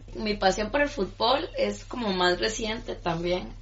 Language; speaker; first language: Spanish; native; Spanish